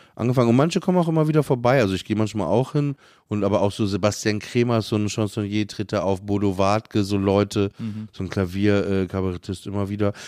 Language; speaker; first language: German; native; German